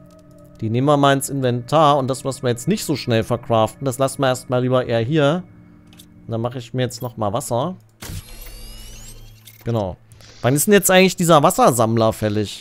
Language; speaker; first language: German; native; German